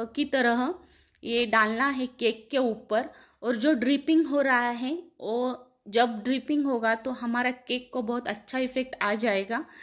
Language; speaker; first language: Hindi; non-native, local second language; Marathi